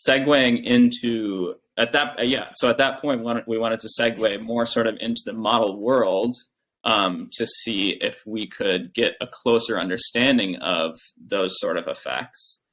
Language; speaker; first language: English; native; English